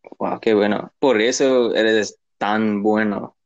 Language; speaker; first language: Spanish; non-native, learner; English